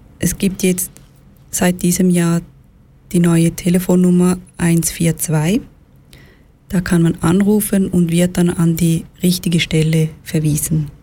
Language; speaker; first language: German; early bilingual, other home language; Tamil